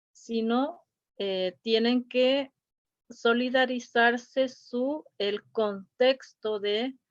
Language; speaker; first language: Spanish; non-native, local second language; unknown